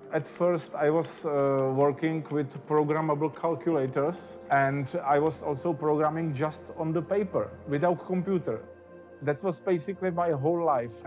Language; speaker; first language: English; non-native, fluent; Czech